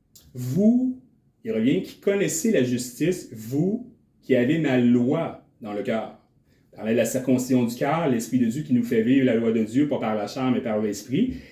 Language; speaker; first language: French; native; French